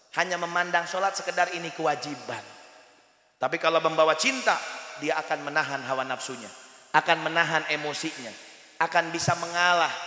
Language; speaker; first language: Malay; non-native, local second language; Sundanese